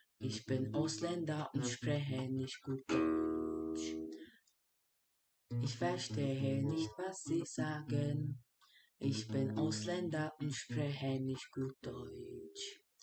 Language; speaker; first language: German; early bilingual, other home language; Turkish